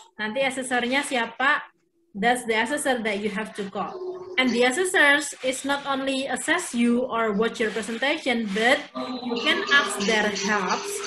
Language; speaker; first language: English; non-native, fluent; Indonesian